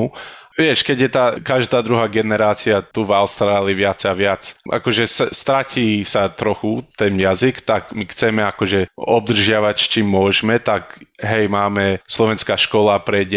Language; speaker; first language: Slovak; early bilingual, heritage; Slovak